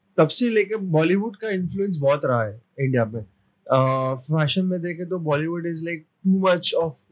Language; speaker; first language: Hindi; non-native, local second language; Marathi